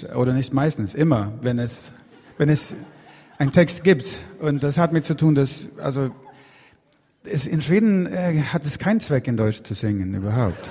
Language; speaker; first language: German; non-native, fluent; Swedish